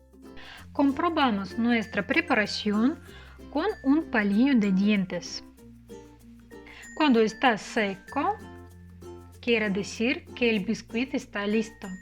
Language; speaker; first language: Spanish; non-native, fluent; Russian